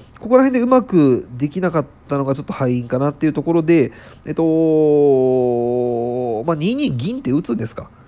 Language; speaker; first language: Japanese; native; Japanese